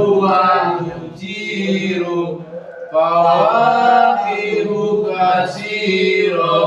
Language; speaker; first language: Arabic; non-native, learner; Indonesian